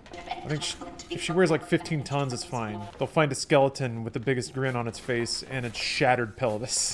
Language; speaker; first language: English; native; English